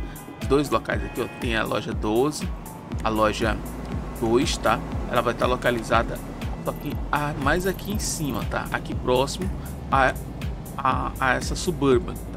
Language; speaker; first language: Portuguese; native; Portuguese